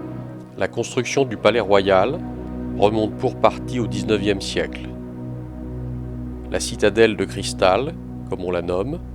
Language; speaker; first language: French; native; French